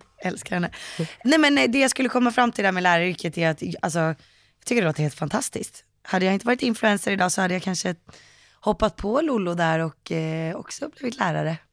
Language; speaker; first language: Swedish; native; Swedish